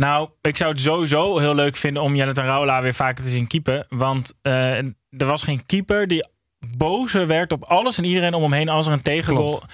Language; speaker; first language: Dutch; native; Dutch